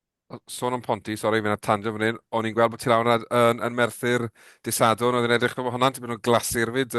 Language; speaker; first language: Welsh; native; Welsh